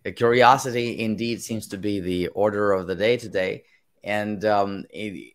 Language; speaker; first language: English; non-native, fluent; Russian